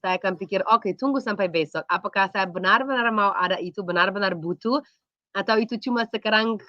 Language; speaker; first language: Indonesian; non-native, fluent; Slovenian